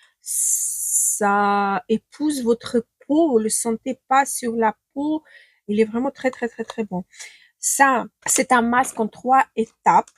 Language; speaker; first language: French; non-native, fluent; Ukrainian